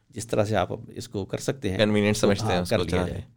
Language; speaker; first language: Urdu; native; Urdu